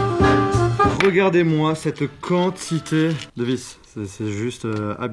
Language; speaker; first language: French; native; French